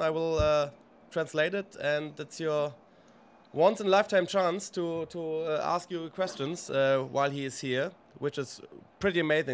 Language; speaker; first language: English; non-native, fluent; German